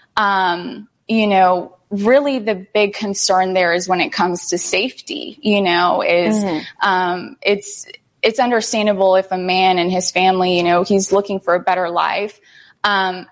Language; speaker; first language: English; early bilingual, other home language; Spanish